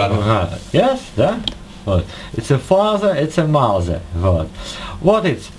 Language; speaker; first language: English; non-native, learner; Russian